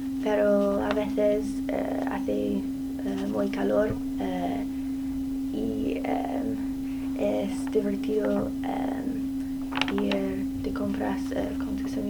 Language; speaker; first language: Spanish; non-native, learner; English